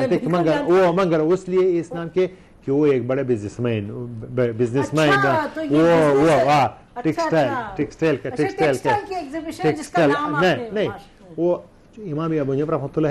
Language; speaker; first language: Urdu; non-native, learner; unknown